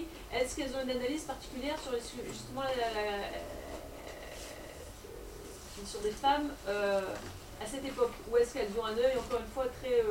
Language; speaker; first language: French; native; French